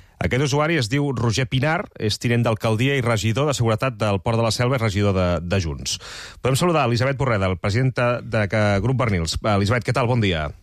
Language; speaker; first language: Catalan; native; Catalan